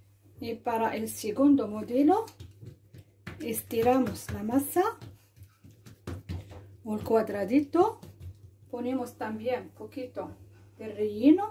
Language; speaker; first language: Spanish; non-native, fluent; Arabic